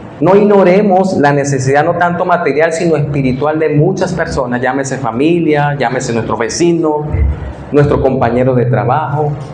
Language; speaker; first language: Spanish; native; Spanish